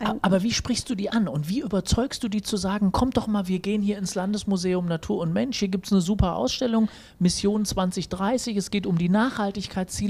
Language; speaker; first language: German; native; German